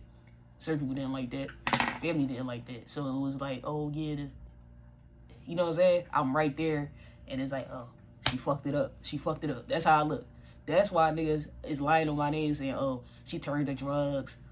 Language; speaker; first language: English; native; English